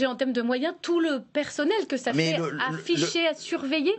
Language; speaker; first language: French; native; French